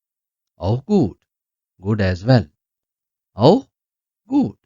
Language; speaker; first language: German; non-native, learner; Urdu